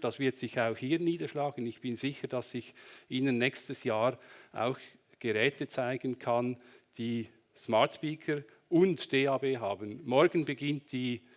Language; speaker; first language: German; native; German